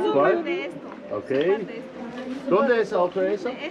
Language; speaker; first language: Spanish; non-native, learner; Turkish